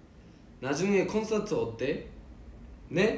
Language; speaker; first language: Korean; non-native, fluent; Japanese